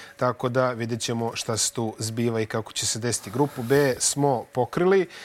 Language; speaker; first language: Bosnian; native; Bosnian